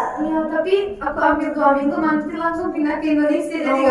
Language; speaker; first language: Indonesian; non-native, fluent; Turkish